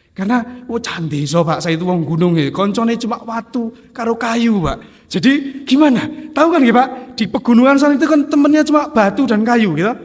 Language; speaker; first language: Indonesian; non-native, local second language; Javanese